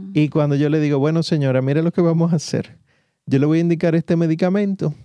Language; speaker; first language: Spanish; native; Spanish